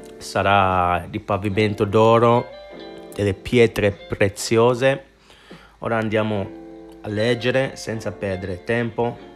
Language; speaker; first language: Italian; non-native, fluent; English